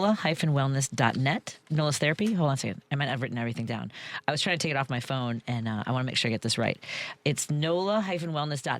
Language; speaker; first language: English; native; English